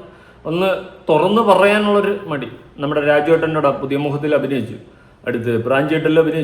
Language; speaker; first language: Malayalam; native; Malayalam